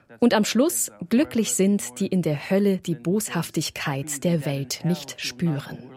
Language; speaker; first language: German; native; German